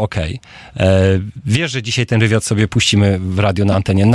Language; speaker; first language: Polish; native; Polish